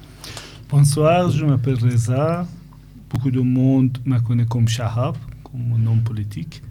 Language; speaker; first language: French; non-native, fluent; Persian